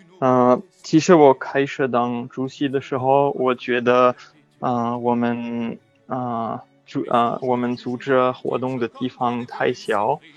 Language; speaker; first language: Chinese; non-native, learner; French